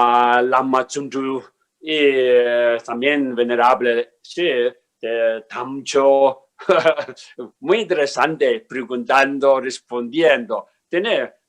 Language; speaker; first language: Spanish; non-native, learner; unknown